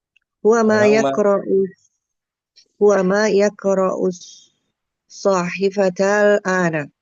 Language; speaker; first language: Arabic; non-native, learner; Indonesian